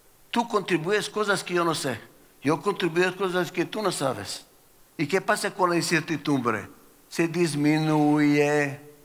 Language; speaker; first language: Spanish; non-native, learner; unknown